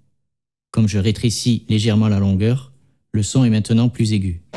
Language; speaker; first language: French; native; French